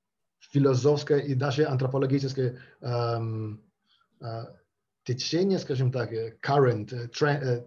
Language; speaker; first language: Russian; non-native, fluent; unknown